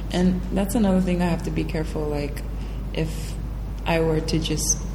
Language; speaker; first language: English; early bilingual, heritage; English